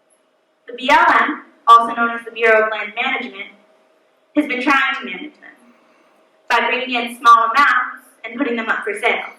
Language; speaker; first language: English; native; English